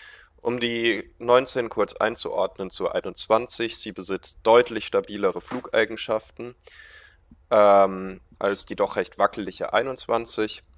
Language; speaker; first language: German; native; German